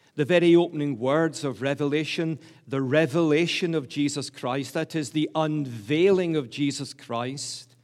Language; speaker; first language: English; native; English